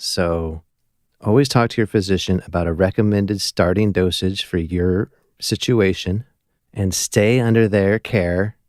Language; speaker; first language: English; native; English